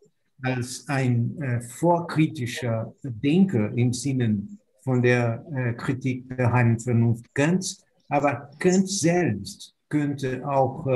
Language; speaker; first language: German; non-native, fluent; Portuguese